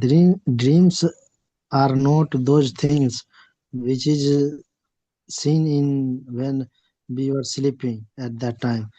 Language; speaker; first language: English; non-native, learner; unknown